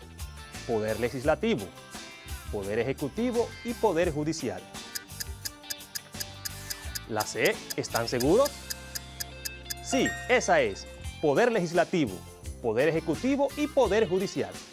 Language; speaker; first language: Spanish; native; Spanish